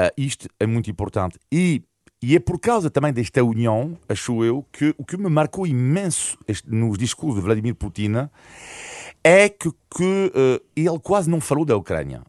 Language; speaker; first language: Portuguese; non-native, fluent; French